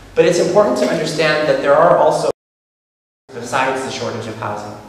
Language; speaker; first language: English; native; English